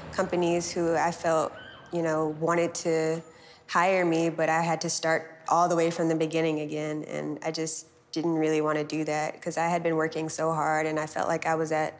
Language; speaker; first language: English; native; English